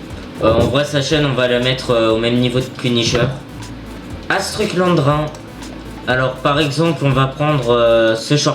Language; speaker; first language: French; native; French